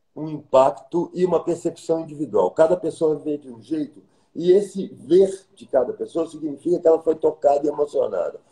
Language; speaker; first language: Portuguese; native; Portuguese